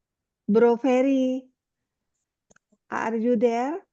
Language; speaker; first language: English; non-native, learner; Indonesian